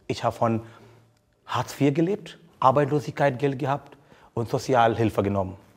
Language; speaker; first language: German; non-native, fluent; Hindi